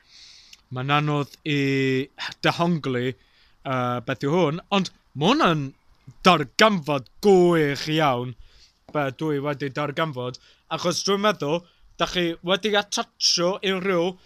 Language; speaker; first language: Welsh; non-native, learner; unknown